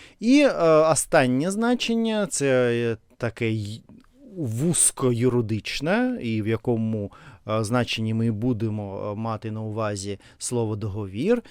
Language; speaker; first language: Ukrainian; non-native, learner; Russian